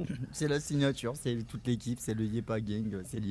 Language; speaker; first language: French; native; French